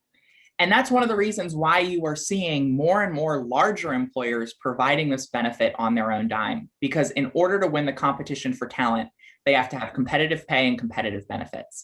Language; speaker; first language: English; native; English